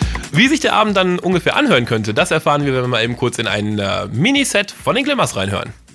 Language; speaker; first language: German; native; German